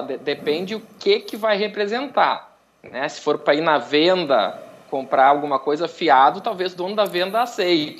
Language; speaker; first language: Portuguese; native; Portuguese